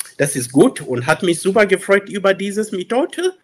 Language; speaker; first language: German; non-native, learner; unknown